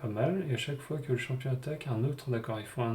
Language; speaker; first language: French; native; French